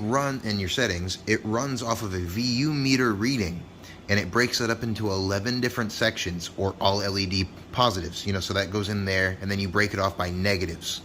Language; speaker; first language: English; native; English